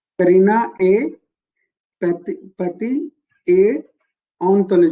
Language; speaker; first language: French; non-native, learner; Hindi